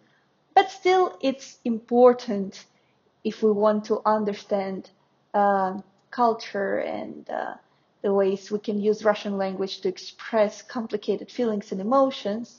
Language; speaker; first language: English; non-native, fluent; Russian